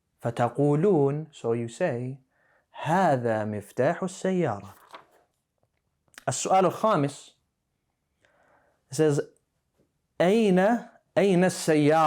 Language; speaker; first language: Arabic; non-native, fluent; English